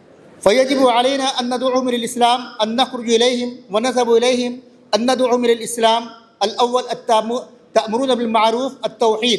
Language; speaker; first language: Arabic; non-native, learner; Urdu